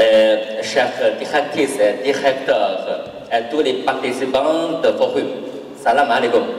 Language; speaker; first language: French; non-native, learner; Chinese